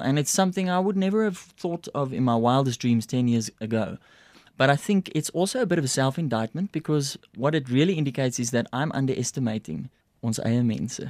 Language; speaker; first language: English; non-native, local second language; Afrikaans